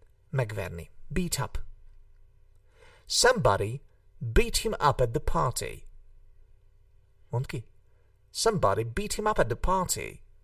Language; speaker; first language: English; non-native, fluent; Hungarian